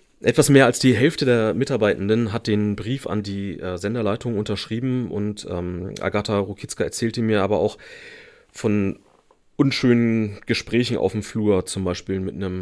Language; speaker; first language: German; native; German